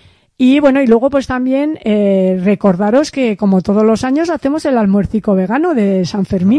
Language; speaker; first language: Spanish; native; Spanish